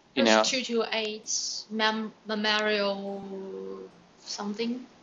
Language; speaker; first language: English; non-native, learner; Chinese